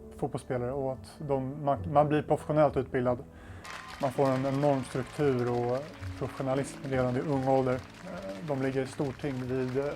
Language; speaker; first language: Swedish; native; Swedish